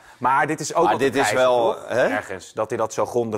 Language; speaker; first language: Dutch; native; Dutch